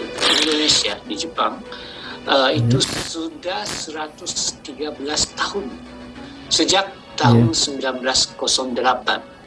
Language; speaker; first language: Indonesian; non-native, fluent; Japanese